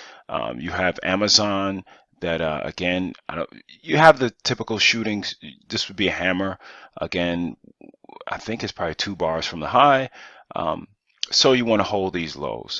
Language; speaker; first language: English; native; English